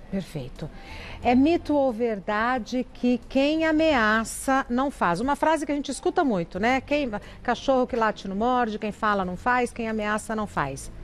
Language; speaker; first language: Portuguese; native; Portuguese